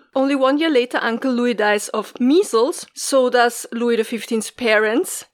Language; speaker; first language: English; non-native, fluent; German